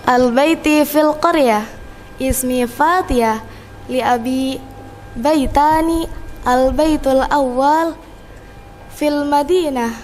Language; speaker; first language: Arabic; non-native, learner; Indonesian